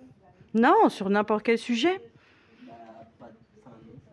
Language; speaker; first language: French; native; French